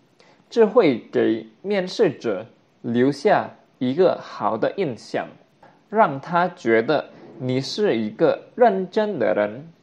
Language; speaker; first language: Chinese; non-native, fluent; Indonesian